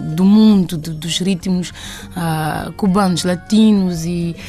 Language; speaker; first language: Portuguese; non-native, local second language; Kabuverdianu